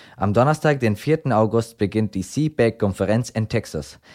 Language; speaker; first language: German; non-native, fluent; Arabic